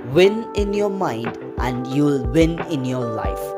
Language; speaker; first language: English; non-native, local second language; Tamil